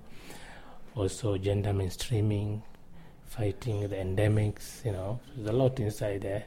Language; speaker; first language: English; non-native, local second language; Swahili